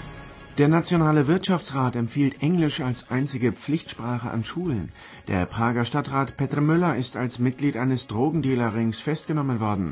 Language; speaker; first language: German; native; German